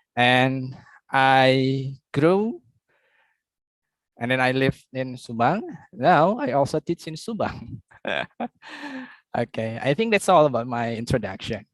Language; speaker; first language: English; non-native, learner; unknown